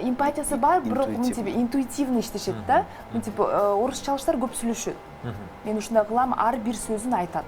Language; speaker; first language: Kyrgyz; non-native, local second language; Russian